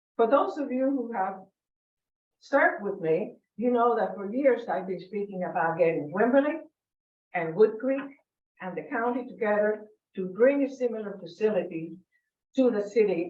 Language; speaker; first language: English; non-native, fluent; Spanish